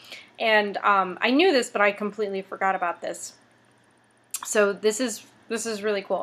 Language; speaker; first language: English; native; English